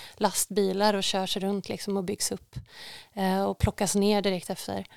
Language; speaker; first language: Swedish; native; Swedish